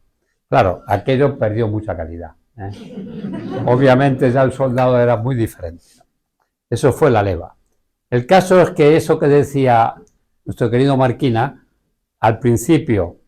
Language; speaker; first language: Spanish; native; Spanish